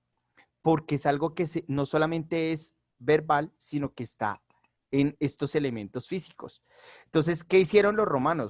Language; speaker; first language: Spanish; native; Spanish